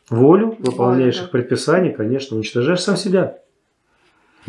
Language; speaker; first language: Russian; native; Russian